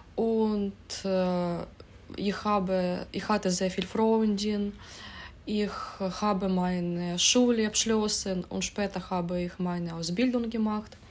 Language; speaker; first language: German; non-native, learner; Ukrainian